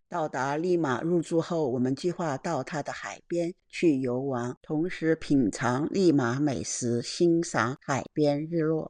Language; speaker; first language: Chinese; native; Chinese